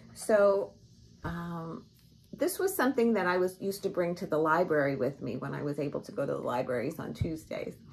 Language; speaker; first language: English; native; English